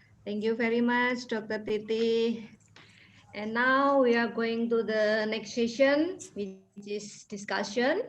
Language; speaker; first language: English; non-native, fluent; Indonesian